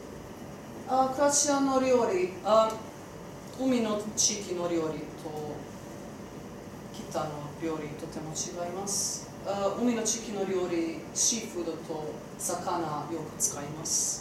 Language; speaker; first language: Japanese; non-native, learner; Croatian